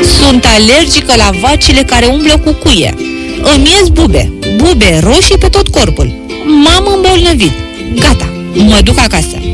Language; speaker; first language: Romanian; native; Romanian